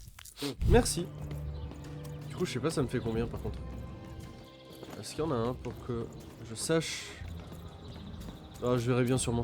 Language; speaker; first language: French; native; French